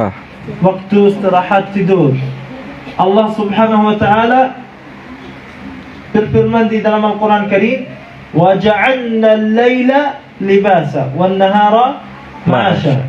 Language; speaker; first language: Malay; non-native, fluent; Arabic